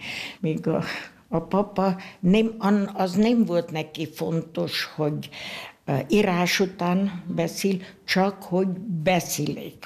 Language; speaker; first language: Hungarian; non-native, local second language; German